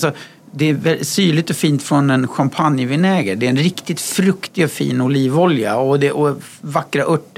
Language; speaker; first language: Swedish; native; Swedish